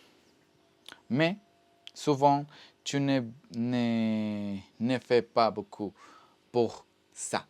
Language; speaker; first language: French; non-native, learner; Spanish